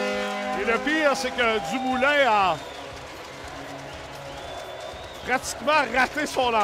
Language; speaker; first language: French; native; French